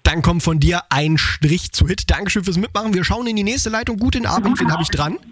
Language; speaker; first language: German; native; German